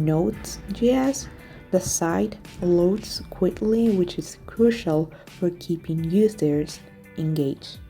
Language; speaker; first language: English; non-native, fluent; Spanish